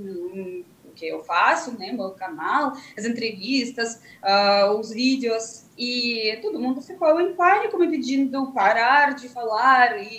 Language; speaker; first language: Portuguese; non-native, fluent; Russian